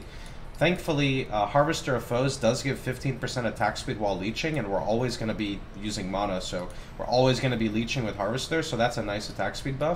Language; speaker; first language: English; native; English